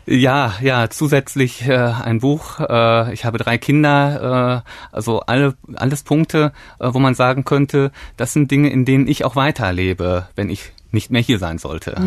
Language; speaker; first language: German; native; German